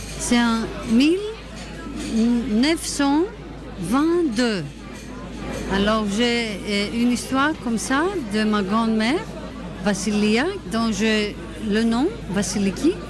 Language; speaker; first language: French; non-native, fluent; Greek